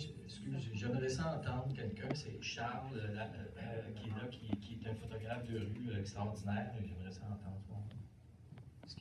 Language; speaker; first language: French; native; French